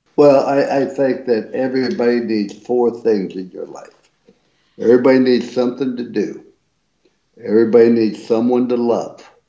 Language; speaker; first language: English; native; English